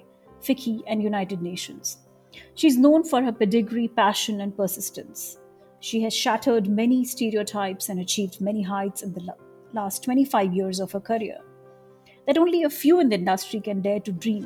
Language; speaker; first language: English; non-native, local second language; Bangla